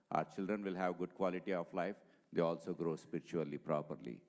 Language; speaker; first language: English; non-native, local second language; Telugu